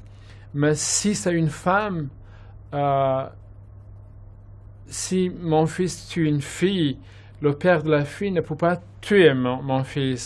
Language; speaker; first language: French; non-native, fluent; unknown